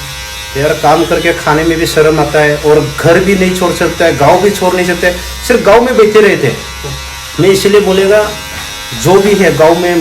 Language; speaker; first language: Hindi; non-native, local second language; Bodo